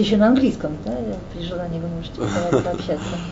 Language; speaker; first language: Russian; native; Russian